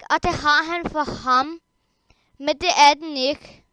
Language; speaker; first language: Danish; early bilingual, other home language; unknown